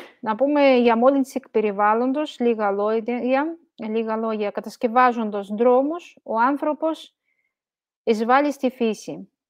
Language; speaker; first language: Greek; non-native, fluent; Russian